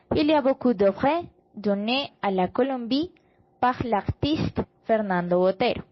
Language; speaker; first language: French; non-native, learner; Spanish